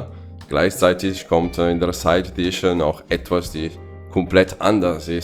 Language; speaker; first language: German; non-native, fluent; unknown